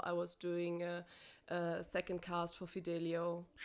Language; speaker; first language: English; non-native, fluent; German